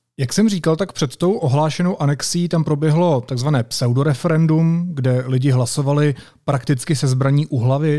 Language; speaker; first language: Czech; native; Czech